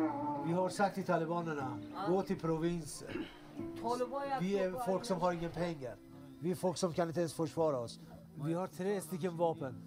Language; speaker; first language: Swedish; non-native, learner; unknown